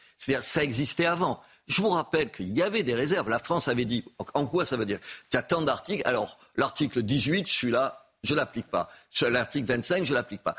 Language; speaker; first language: French; native; French